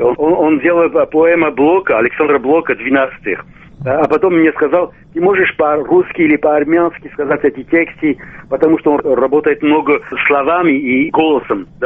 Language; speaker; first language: Russian; non-native, local second language; Armenian